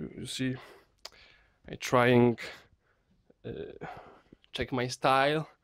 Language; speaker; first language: English; non-native, learner; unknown